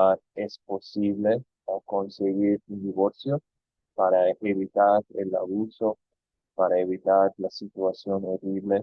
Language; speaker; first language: Spanish; non-native, fluent; English